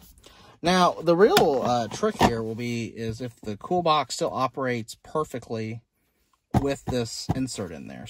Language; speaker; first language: English; native; English